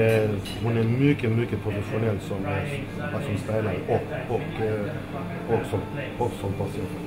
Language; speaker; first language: Swedish; early bilingual, other home language; Macedonian